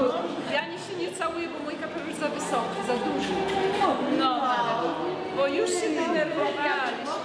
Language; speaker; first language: Polish; non-native, learner; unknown